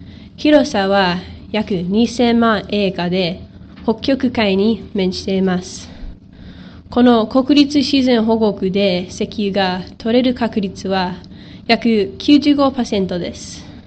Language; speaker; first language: Japanese; non-native, learner; English